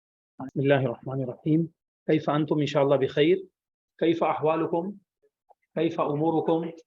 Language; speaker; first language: Arabic; non-native, fluent; Urdu